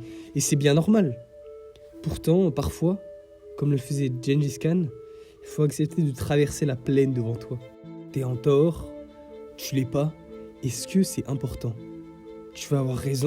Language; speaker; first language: French; native; French